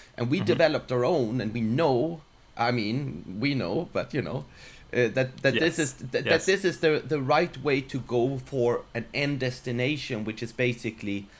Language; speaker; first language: English; non-native, fluent; Swedish